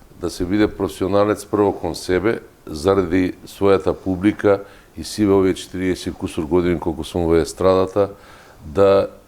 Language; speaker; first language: Macedonian; native; Macedonian